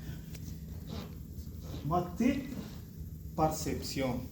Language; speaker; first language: French; non-native, learner; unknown